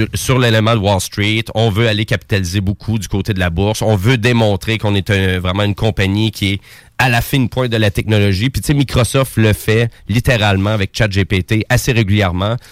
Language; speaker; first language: French; native; French